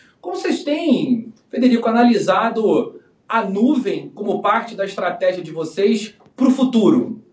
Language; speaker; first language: Portuguese; native; Portuguese